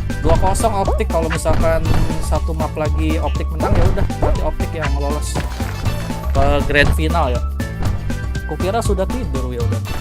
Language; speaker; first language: Indonesian; native; Indonesian